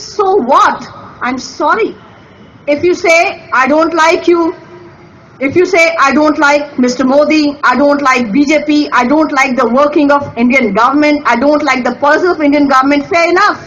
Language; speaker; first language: English; non-native, local second language; Hindi